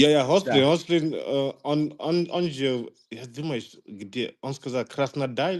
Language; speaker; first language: Russian; non-native, learner; Igbo